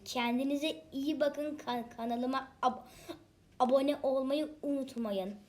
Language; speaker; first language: Turkish; native; Turkish